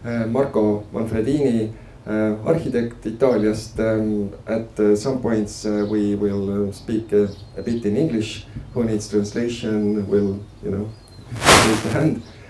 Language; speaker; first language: English; non-native, fluent; Estonian